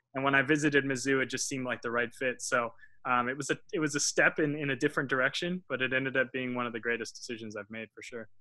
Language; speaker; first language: English; native; English